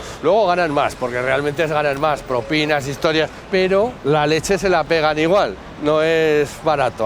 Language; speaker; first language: Spanish; native; Spanish